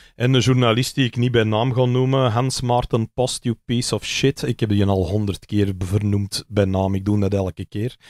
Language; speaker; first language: Dutch; native; Dutch